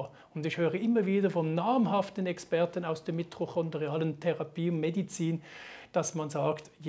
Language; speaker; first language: German; native; German